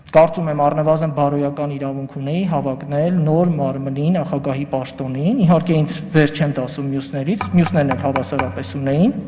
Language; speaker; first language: Armenian; native; Armenian